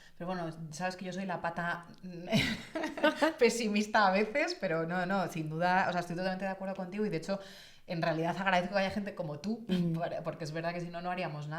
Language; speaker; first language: Spanish; native; Spanish